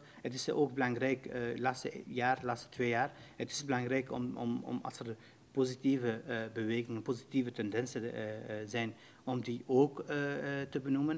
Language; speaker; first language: Dutch; non-native, fluent; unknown